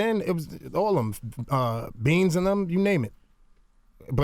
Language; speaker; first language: English; native; English